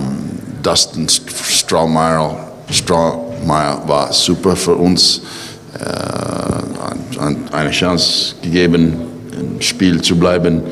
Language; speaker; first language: German; non-native, learner; English